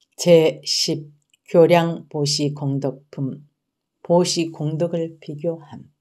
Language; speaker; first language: Korean; native; Korean